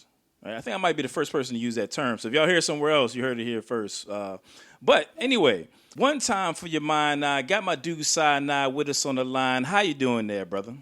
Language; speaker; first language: English; native; English